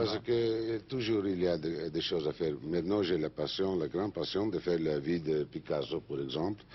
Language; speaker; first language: French; non-native, learner; Spanish